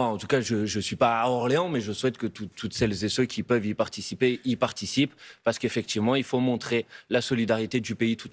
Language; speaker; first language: French; native; French